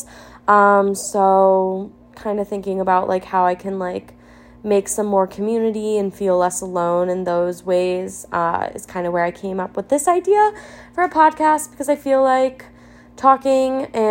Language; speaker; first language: English; native; English